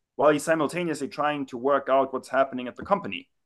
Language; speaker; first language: English; non-native, fluent; German